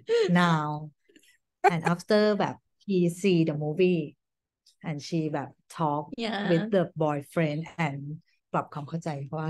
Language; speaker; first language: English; non-native, learner; Thai